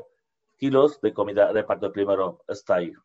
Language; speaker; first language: Spanish; non-native, learner; Bangla